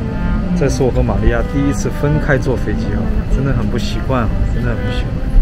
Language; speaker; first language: Chinese; native; Chinese